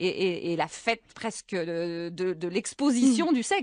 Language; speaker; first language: French; native; French